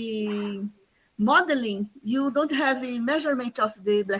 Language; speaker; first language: English; non-native, learner; Portuguese